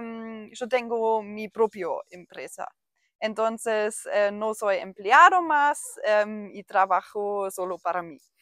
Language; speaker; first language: Spanish; non-native, fluent; German